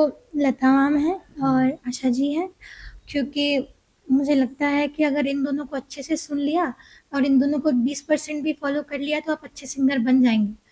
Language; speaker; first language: Hindi; native; Hindi